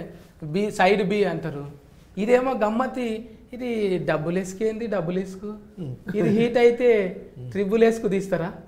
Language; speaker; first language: Telugu; native; Telugu